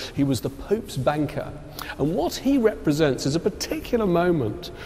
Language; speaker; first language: English; native; English